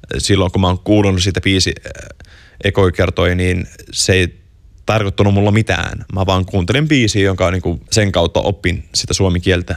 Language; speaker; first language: Finnish; non-native, fluent; Arabic